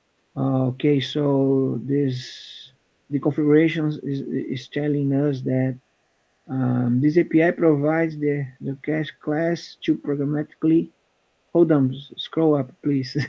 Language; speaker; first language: English; non-native, fluent; Portuguese